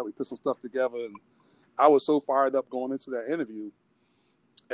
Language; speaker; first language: English; native; English